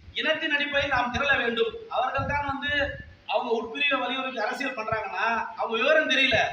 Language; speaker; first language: Tamil; non-native, local second language; Telugu